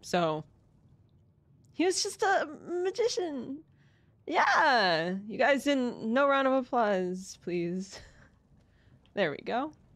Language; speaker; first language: English; native; English